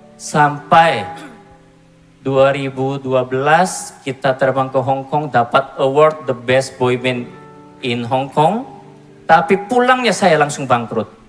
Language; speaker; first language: Indonesian; non-native, fluent; Korean